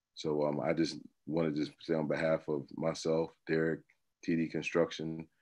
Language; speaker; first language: English; native; English